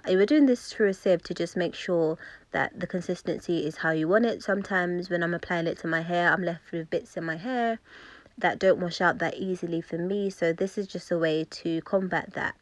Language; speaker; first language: English; native; English